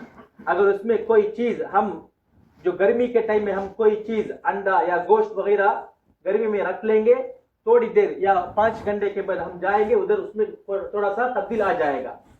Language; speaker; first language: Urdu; non-native, local second language; Tamil